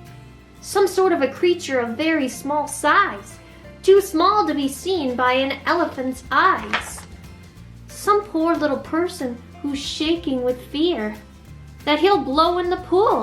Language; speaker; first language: English; native; English